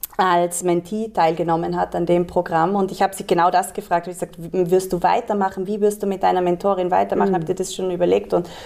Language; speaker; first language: German; native; German